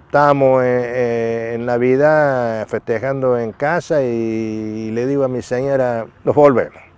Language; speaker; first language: Spanish; native; Spanish